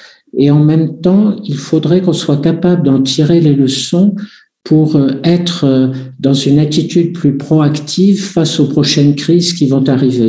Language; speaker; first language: French; native; French